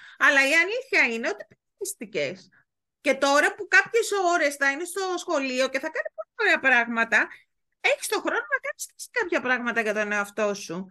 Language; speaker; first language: Greek; native; Greek